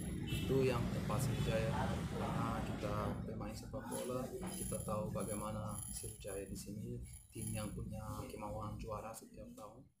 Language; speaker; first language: Indonesian; non-native, fluent; Portuguese